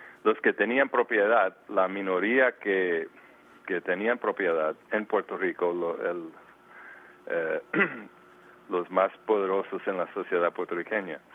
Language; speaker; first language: Spanish; early bilingual, heritage; Spanish